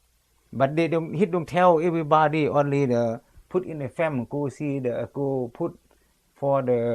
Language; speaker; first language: English; non-native, learner; Lao